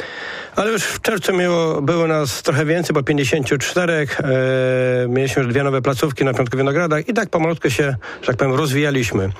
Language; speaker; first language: Polish; native; Polish